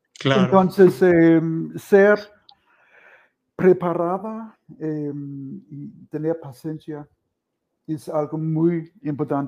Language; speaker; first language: Spanish; non-native, fluent; Danish